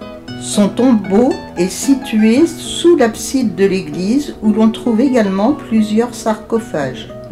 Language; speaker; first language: French; native; French